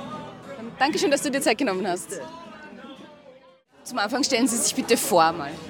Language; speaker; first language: German; native; German